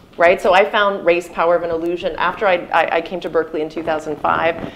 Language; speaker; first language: English; native; English